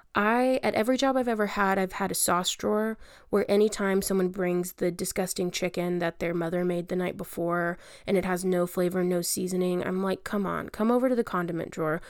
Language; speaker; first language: English; native; English